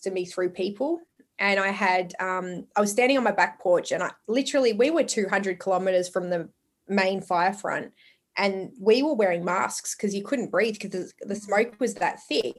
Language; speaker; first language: English; native; English